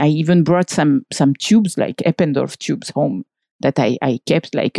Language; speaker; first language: English; non-native, fluent; French